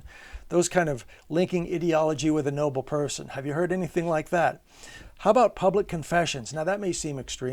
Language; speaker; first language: English; native; English